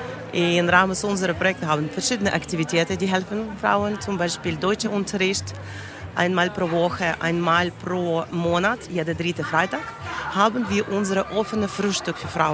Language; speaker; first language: German; non-native, learner; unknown